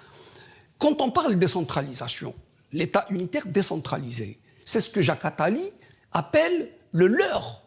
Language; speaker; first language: French; non-native, local second language; Kabyle